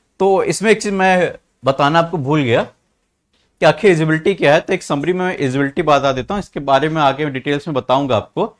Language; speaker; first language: Hindi; native; Hindi